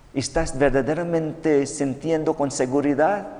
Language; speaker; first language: Spanish; non-native, fluent; Filipino